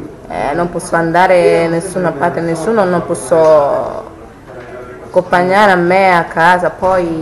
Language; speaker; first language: Italian; non-native, learner; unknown